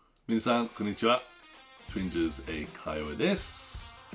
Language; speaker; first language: Japanese; non-native, learner; English